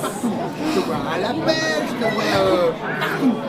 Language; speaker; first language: French; native; French